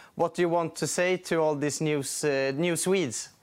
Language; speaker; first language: English; non-native, fluent; Swedish